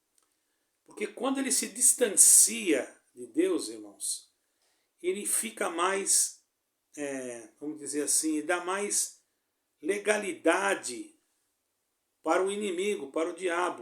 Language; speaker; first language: Portuguese; native; Portuguese